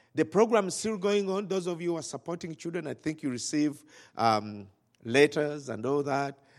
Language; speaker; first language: English; non-native, local second language; Ganda